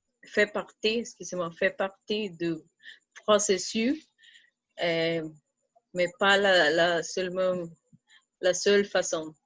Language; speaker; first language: French; non-native, fluent; Spanish